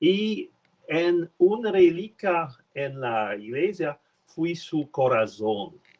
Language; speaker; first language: Spanish; non-native, learner; French